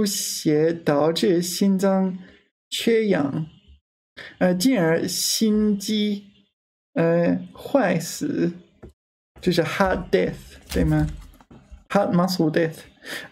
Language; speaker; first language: Chinese; non-native, learner; English